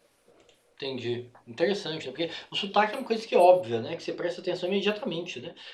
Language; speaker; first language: Portuguese; native; Portuguese